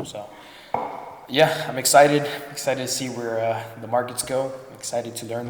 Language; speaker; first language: English; native; English